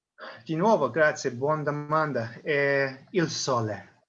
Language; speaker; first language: Italian; non-native, learner; English